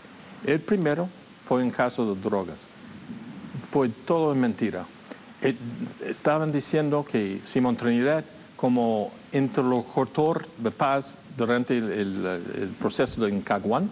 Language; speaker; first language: Spanish; non-native, fluent; English